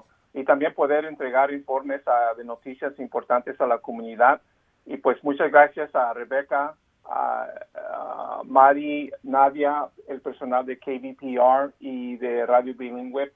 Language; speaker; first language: Spanish; early bilingual, heritage; Spanish